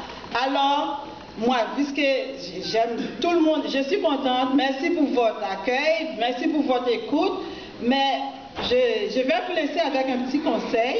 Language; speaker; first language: French; non-native, local second language; Haitian Creole